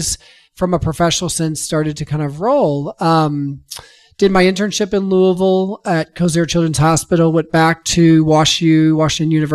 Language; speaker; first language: English; native; English